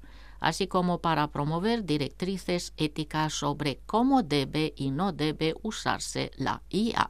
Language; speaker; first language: Spanish; non-native, fluent; Romanian